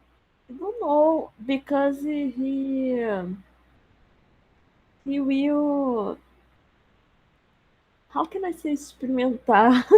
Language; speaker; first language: English; non-native, learner; Portuguese